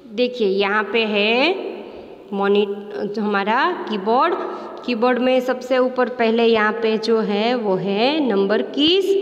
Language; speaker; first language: Hindi; non-native, local second language; Gujarati